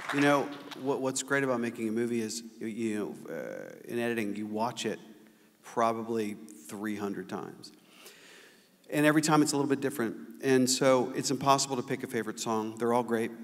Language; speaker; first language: English; native; English